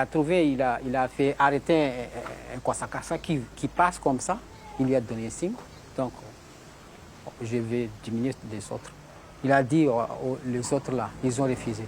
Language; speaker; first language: French; non-native, learner; Comorian